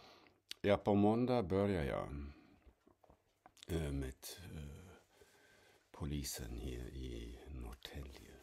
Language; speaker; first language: Swedish; non-native, fluent; German